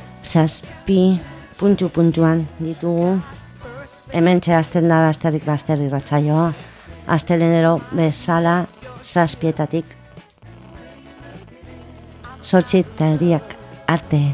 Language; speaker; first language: Basque; non-native, local second language; Spanish